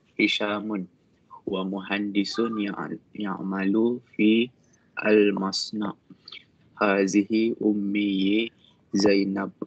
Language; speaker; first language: Arabic; non-native, fluent; Malay